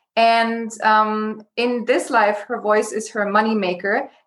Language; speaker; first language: English; non-native, fluent; German